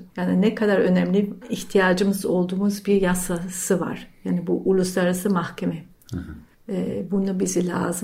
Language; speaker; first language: Turkish; non-native, fluent; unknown